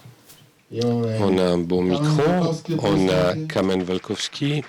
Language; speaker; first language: Bulgarian; native; Bulgarian